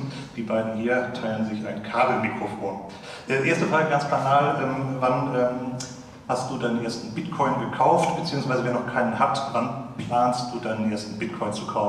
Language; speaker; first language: German; native; German